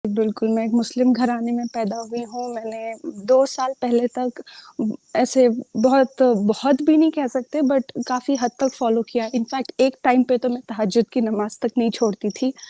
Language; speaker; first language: Hindi; native; Hindi